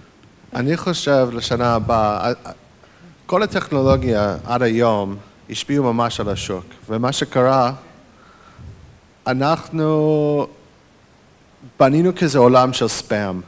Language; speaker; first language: Hebrew; non-native, fluent; English